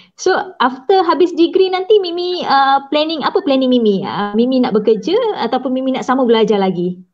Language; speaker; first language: Malay; native; Malay